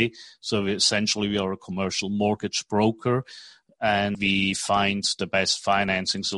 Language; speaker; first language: English; non-native, fluent; Swiss German